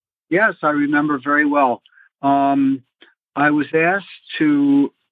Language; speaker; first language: English; native; English